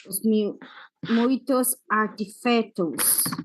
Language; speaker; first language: Portuguese; non-native, fluent; English